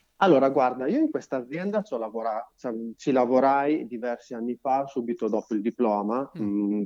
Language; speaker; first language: Italian; native; Italian